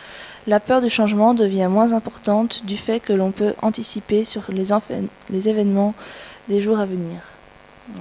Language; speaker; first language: French; native; French